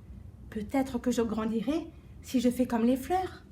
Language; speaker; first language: French; native; French